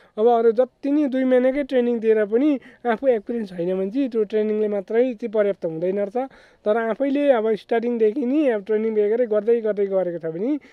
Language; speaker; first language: Nepali; native; Nepali